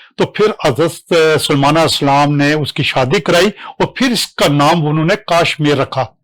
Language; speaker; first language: Urdu; non-native, local second language; Pahari-Potwari